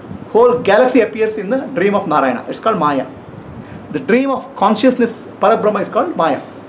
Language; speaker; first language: English; non-native, local second language; Kannada